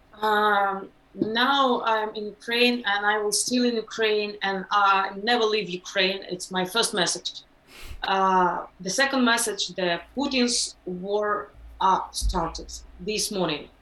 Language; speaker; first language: English; non-native, learner; Ukrainian